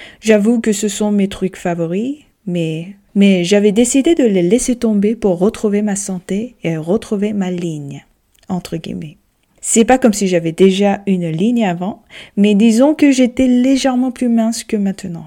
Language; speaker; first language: French; non-native, fluent; Korean